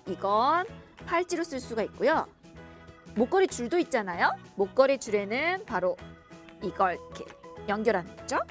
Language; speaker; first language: Korean; native; Korean